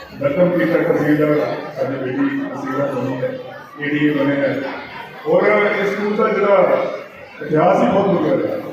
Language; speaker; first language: Hindi; non-native, local second language; Punjabi